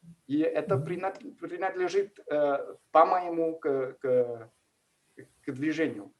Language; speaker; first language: Russian; non-native, fluent; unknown